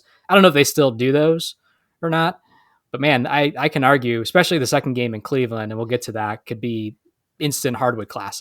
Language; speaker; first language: English; native; English